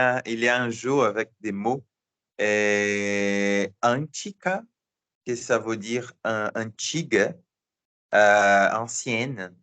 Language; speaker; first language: French; non-native, learner; Portuguese